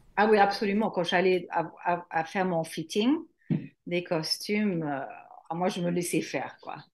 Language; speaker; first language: French; native; French